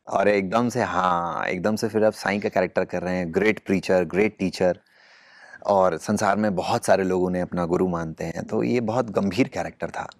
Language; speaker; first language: Hindi; native; Hindi